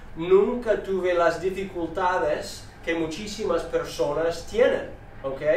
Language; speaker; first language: Spanish; non-native, fluent; English